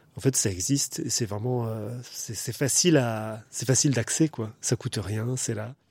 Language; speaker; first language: French; native; French